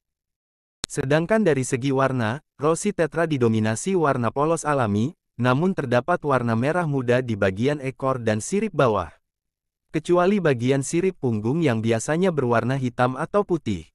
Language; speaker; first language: Indonesian; native; Indonesian